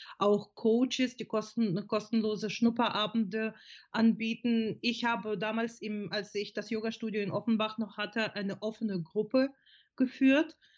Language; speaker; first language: German; non-native, fluent; Russian